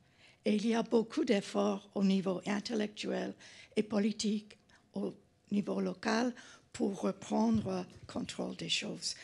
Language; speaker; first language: French; non-native, fluent; English